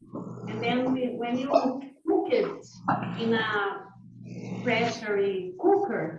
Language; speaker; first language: English; non-native, learner; Portuguese